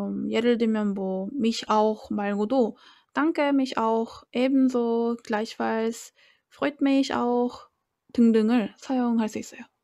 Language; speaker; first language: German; non-native, fluent; Korean